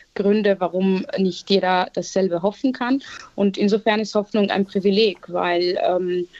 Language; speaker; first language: German; native; German